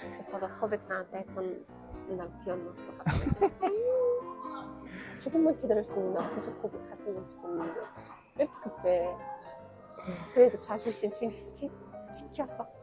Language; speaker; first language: Korean; non-native, fluent; Arabic